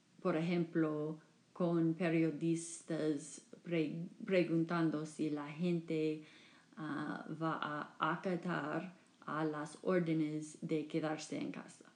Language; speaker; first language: Spanish; non-native, fluent; English